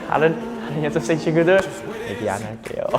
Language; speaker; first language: Korean; non-native, learner; English